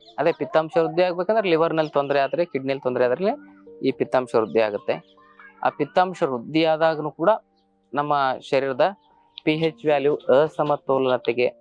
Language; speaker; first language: Kannada; native; Kannada